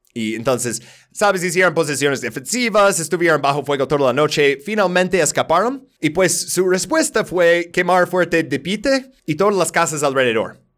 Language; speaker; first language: Spanish; non-native, fluent; English